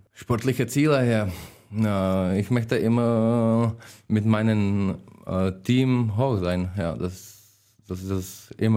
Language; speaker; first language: German; non-native, learner; Czech